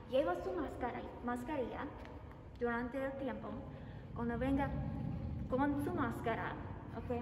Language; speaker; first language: Spanish; non-native, learner; English